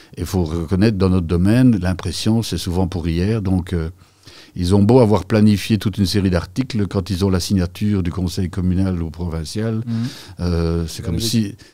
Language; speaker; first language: French; native; French